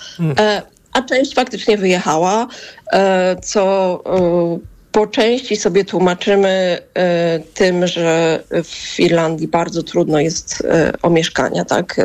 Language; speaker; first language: Polish; native; Polish